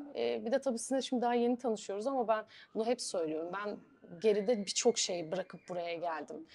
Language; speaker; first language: Turkish; non-native, fluent; Bulgarian